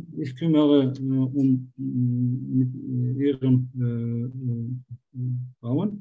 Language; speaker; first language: German; non-native, learner; Turkish